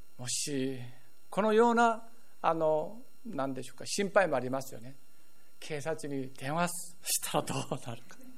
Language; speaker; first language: Japanese; non-native, fluent; Korean